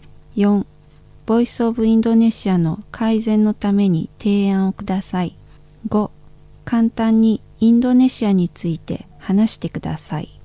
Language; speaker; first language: Japanese; non-native, learner; Indonesian